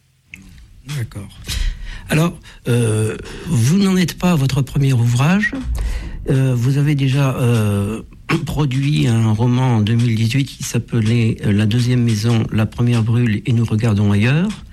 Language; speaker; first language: French; native; French